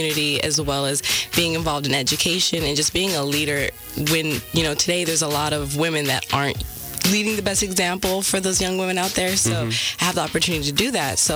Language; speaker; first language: English; native; English